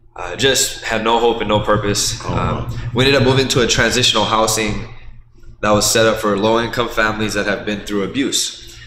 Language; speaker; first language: English; native; English